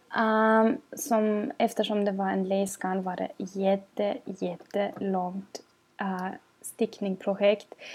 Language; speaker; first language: Swedish; non-native, fluent; German